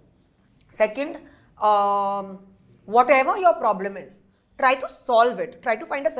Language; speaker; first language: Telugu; non-native, learner; Hindi